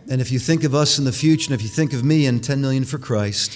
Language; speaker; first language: English; native; English